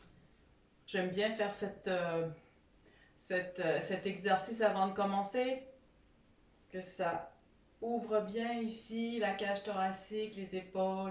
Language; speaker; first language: French; native; French